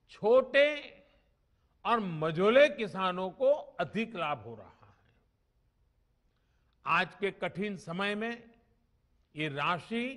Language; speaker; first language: Hindi; non-native, local second language; Gujarati